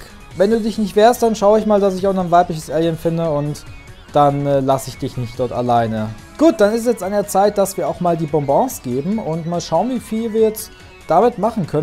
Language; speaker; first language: German; native; German